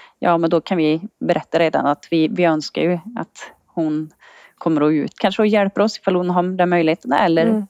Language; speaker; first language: Swedish; native; Swedish